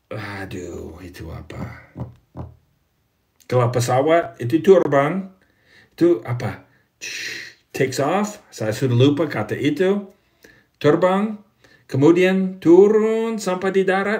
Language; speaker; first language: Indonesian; non-native, fluent; English